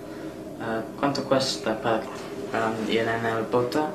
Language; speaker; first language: Spanish; non-native, learner; English